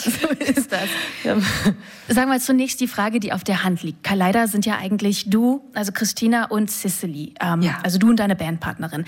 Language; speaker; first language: German; native; German